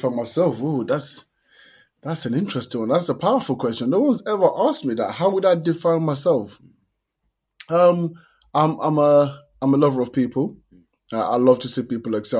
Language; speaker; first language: English; non-native, local second language; Yoruba